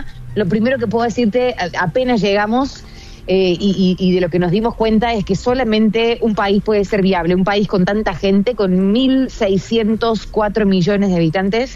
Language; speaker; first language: Spanish; native; Spanish